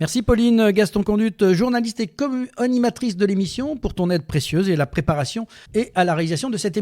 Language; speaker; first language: French; native; French